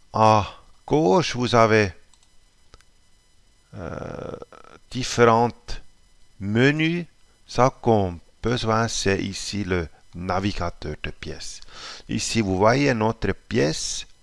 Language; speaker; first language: French; non-native, local second language; German